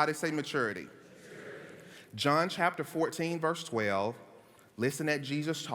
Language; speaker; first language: English; native; English